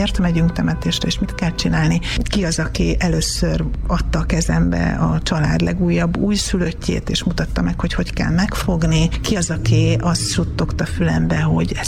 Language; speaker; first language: Hungarian; native; Hungarian